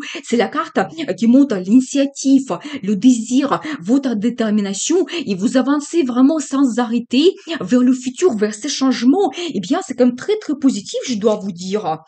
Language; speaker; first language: French; non-native, fluent; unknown